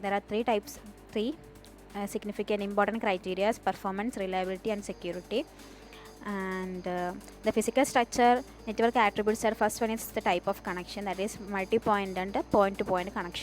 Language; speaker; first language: English; non-native, local second language; Malayalam